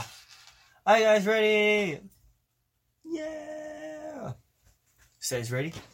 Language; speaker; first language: English; early bilingual, other home language; Korean